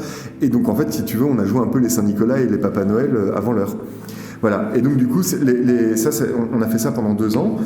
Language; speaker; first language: French; native; French